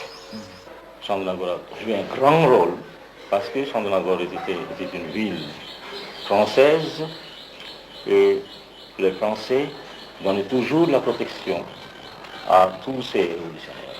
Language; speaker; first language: French; non-native, fluent; Bangla